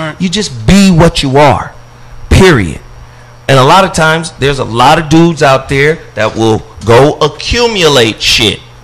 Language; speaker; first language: English; native; English